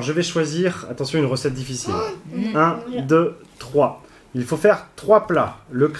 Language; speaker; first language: French; native; French